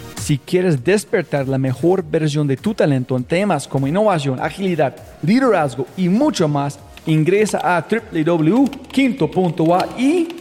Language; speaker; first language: Spanish; non-native, fluent; English